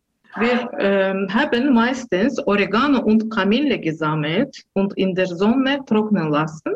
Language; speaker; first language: German; non-native, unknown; Azerbaijani